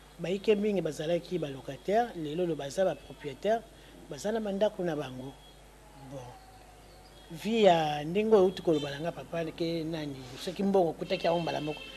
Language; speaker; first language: Lingala; non-native, local second language; Kongo